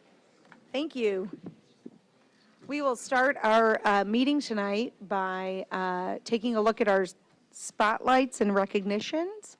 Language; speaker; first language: English; native; English